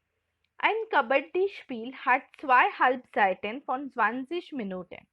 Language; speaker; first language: German; non-native, fluent; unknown